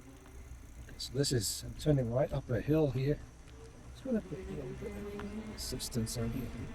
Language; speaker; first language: English; native; English